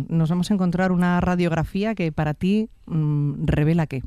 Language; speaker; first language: Spanish; native; Spanish